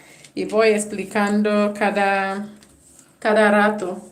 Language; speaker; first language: Spanish; non-native, fluent; English